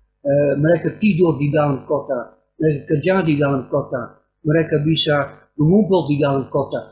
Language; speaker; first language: Indonesian; non-native, fluent; Dutch